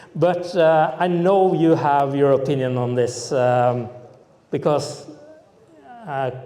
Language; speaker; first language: English; non-native, fluent; Norwegian